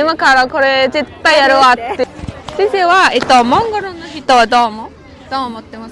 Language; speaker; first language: Japanese; non-native, learner; Mongolian